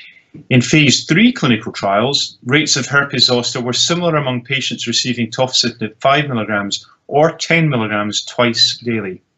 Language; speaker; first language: English; native; English